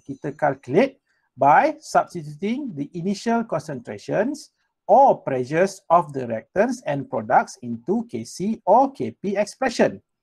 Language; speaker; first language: English; non-native, local second language; Malay